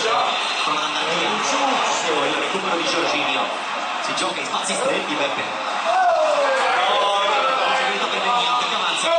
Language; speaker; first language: Italian; native; Italian